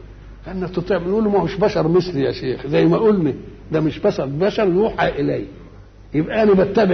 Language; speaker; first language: Arabic; native; Arabic